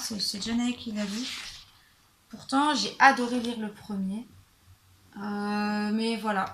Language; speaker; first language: French; native; French